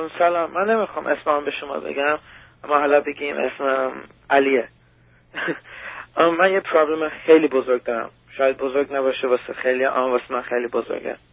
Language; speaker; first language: Persian; early bilingual, heritage; Persian